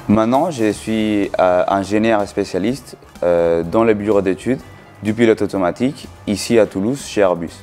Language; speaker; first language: French; non-native, fluent; Spanish